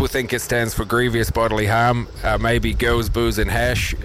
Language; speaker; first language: English; native; English